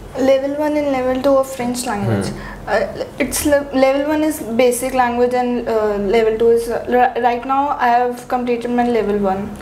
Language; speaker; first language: English; non-native, local second language; Hindi